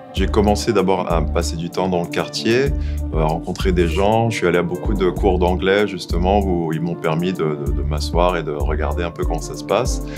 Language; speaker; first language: French; native; French